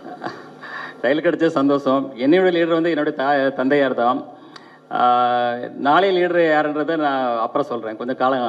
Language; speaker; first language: Tamil; native; Tamil